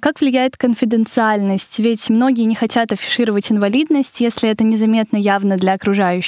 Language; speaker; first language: Russian; native; Russian